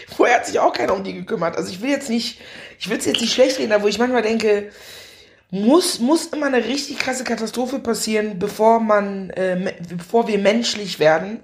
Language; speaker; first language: German; early bilingual, other home language; Akan